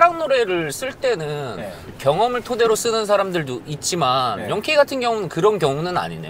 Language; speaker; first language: Korean; native; Korean